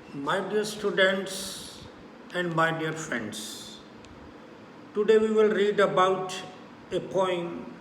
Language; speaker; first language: English; non-native, local second language; Punjabi